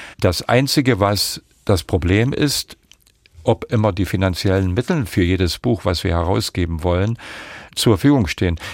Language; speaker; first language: German; non-native, local second language; Upper Sorbian